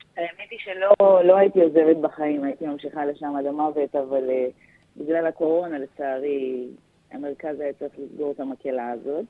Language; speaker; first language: Hebrew; early bilingual, other home language; Russian